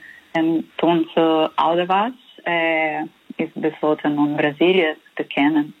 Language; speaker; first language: Dutch; non-native, fluent; Portuguese